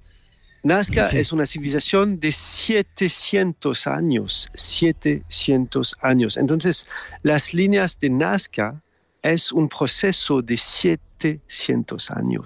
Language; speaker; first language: Spanish; non-native, fluent; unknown